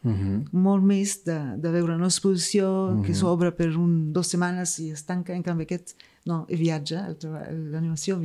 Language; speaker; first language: Catalan; non-native, fluent; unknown